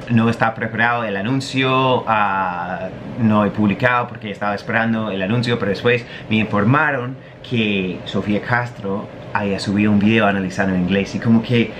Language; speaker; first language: Spanish; non-native, fluent; English